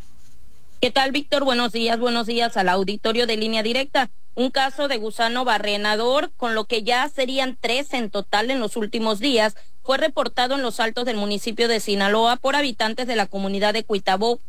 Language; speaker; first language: Spanish; native; Spanish